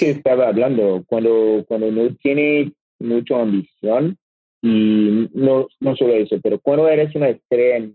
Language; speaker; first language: Spanish; non-native, learner; French